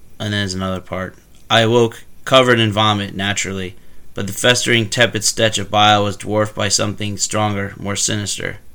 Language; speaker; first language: English; native; English